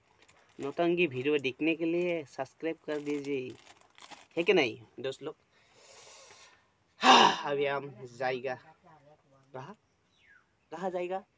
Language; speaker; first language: Hindi; non-native, local second language; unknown